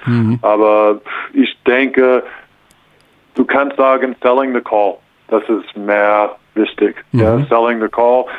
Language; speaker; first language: German; non-native, learner; English